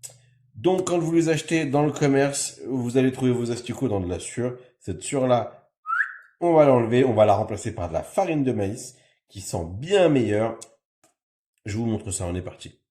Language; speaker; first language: French; native; French